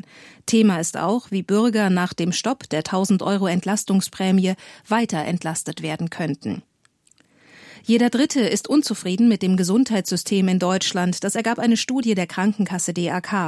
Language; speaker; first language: German; native; German